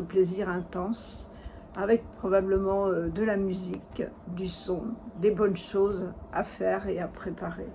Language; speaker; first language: French; native; French